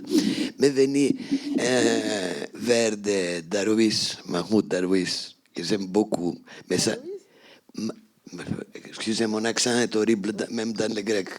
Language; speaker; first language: French; non-native, fluent; Greek